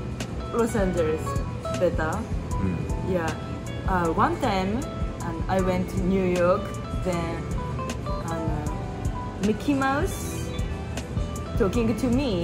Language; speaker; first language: English; non-native, learner; Japanese